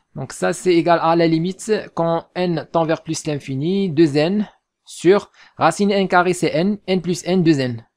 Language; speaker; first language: French; non-native, local second language; Arabic